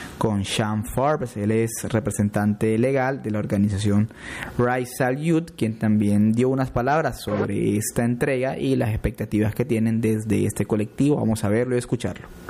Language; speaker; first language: Spanish; non-native, local second language; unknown